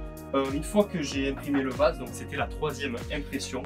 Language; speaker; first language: French; native; French